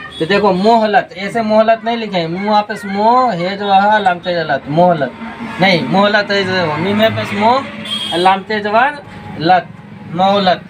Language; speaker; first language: Hindi; native; Hindi